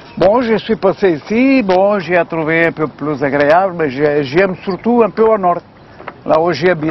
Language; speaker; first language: French; non-native, fluent; Portuguese